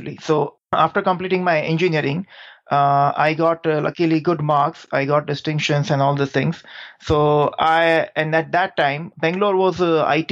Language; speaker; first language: English; non-native, local second language; Gujarati